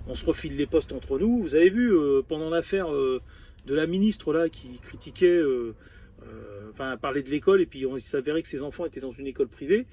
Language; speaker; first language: French; native; French